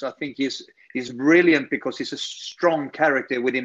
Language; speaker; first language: English; non-native, fluent; Swedish